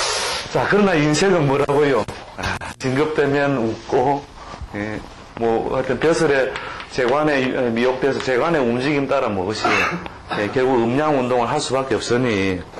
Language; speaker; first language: Korean; native; Korean